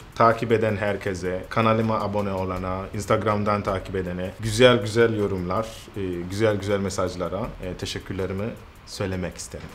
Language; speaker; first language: Turkish; non-native, fluent; Swahili